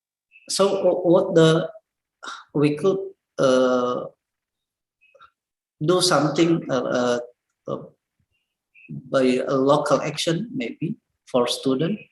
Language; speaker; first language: English; non-native, learner; Indonesian